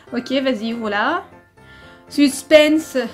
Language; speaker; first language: French; native; French